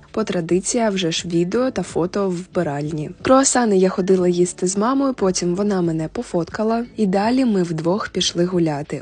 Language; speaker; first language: Ukrainian; native; Ukrainian